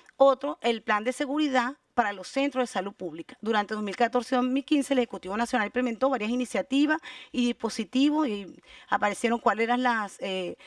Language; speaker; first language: Spanish; native; Spanish